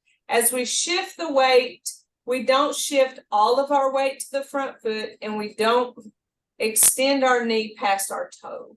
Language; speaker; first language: English; native; English